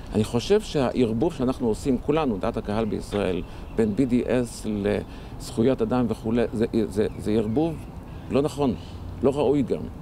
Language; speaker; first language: Hebrew; early bilingual, other home language; Arabic